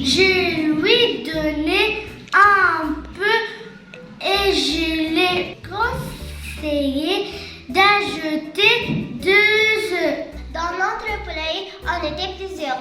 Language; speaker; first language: French; non-native, learner; Arabic